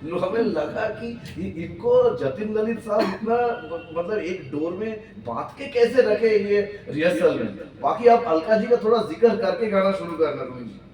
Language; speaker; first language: Hindi; non-native, local second language; Bangla